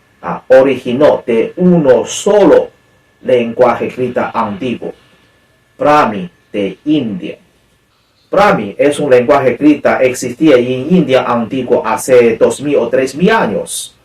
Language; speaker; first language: Spanish; non-native, learner; Chinese